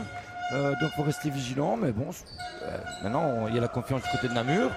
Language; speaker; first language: French; native; French